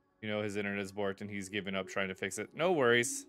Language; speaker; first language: English; native; English